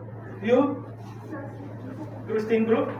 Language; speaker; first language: English; non-native, learner; Indonesian